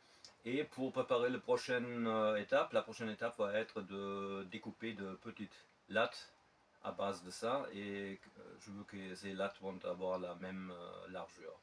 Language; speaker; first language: French; non-native, fluent; German